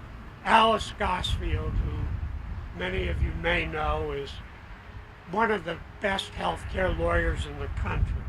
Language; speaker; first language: English; native; English